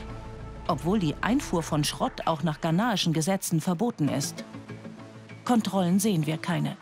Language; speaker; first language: German; native; German